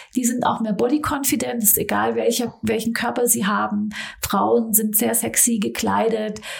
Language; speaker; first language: German; native; German